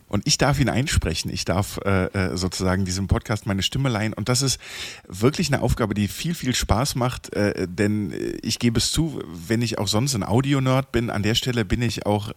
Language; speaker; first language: German; native; German